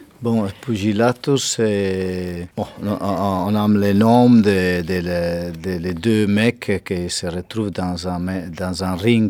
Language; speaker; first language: French; non-native, fluent; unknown